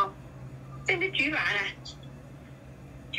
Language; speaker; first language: Cantonese; non-native, learner; Indonesian